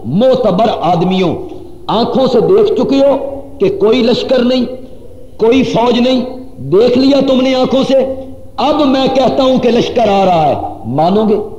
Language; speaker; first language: Urdu; non-native, local second language; Punjabi